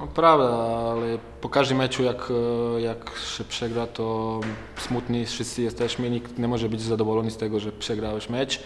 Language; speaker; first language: Polish; non-native, fluent; Croatian